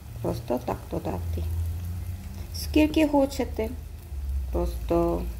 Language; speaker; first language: Ukrainian; non-native, learner; Korean